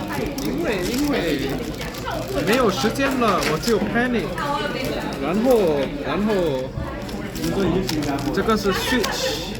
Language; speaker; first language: Chinese; non-native, learner; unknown